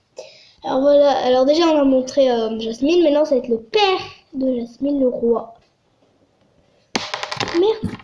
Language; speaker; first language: French; native; French